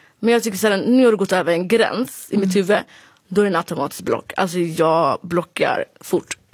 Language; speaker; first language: Swedish; early bilingual, other home language; Somali